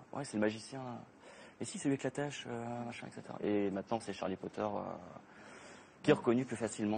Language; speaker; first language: French; native; French